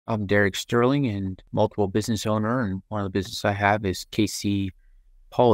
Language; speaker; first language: English; native; English